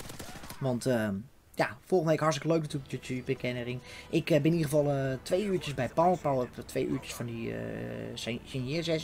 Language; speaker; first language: Dutch; native; Dutch